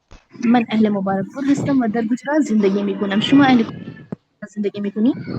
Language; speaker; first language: Persian; non-native, learner; Urdu